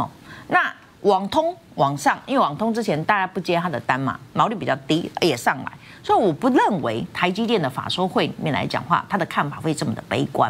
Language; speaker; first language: Chinese; native; Chinese